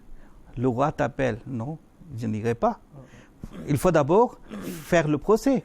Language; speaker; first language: French; non-native, fluent; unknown